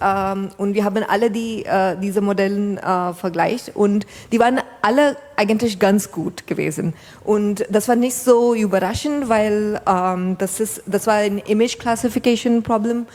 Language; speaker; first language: German; non-native, fluent; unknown